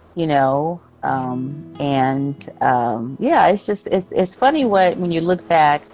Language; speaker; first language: English; native; English